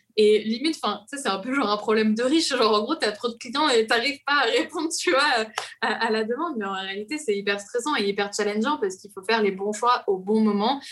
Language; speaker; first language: French; native; French